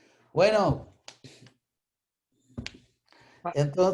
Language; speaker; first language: Spanish; non-native, fluent; English